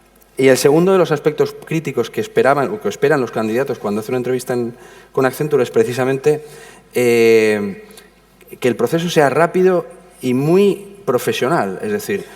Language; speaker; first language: Spanish; native; Spanish